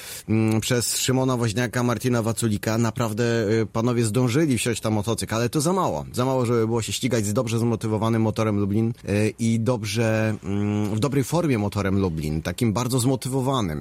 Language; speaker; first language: Polish; native; Polish